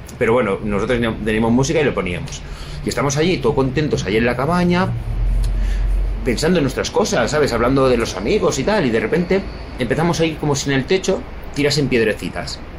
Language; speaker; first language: Spanish; native; Spanish